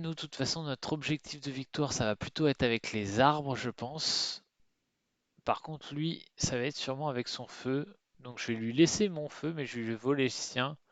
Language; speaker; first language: French; native; French